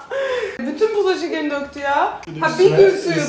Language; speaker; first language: Turkish; native; Turkish